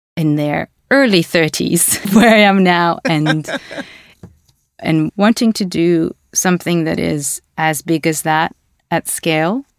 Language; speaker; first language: English; early bilingual, other home language; Russian